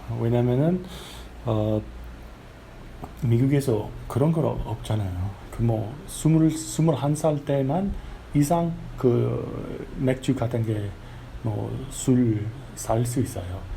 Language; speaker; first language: Korean; non-native, learner; English